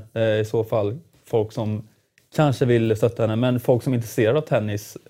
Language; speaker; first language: Swedish; native; Swedish